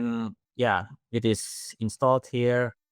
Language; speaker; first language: English; non-native, fluent; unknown